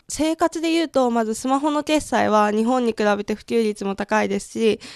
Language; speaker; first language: Japanese; native; Japanese